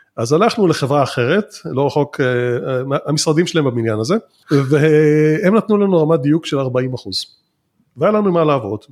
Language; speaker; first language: Hebrew; native; Hebrew